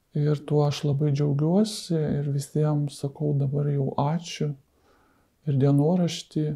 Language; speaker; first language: Lithuanian; native; Lithuanian